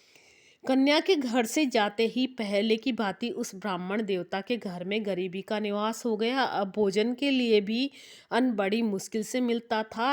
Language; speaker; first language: Hindi; native; Hindi